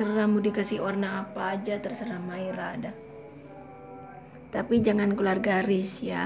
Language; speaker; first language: Indonesian; native; Indonesian